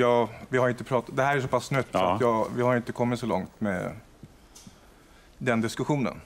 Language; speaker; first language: Swedish; native; Swedish